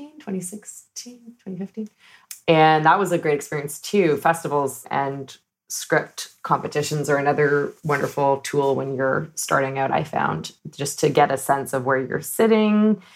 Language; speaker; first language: English; native; English